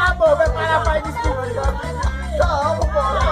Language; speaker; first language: Portuguese; native; Portuguese